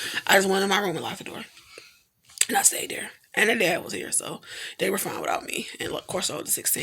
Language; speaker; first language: English; native; English